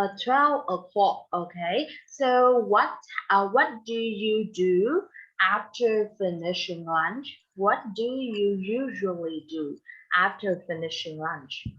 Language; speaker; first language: English; non-native, fluent; Vietnamese